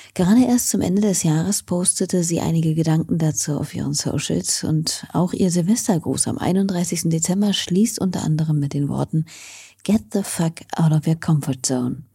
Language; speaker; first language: German; native; German